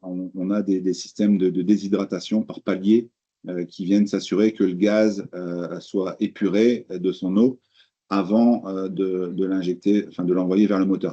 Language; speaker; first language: French; native; French